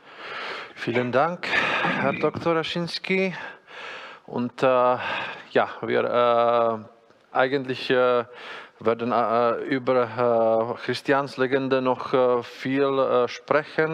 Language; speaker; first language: German; non-native, fluent; Czech